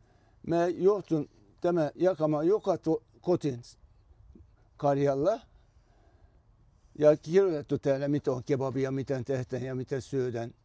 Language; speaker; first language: Finnish; non-native, fluent; Turkish